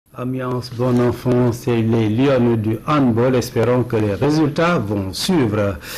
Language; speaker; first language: French; non-native, local second language; Wolof